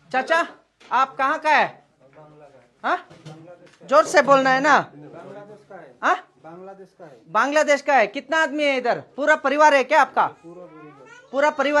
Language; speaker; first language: Hindi; non-native, local second language; Kannada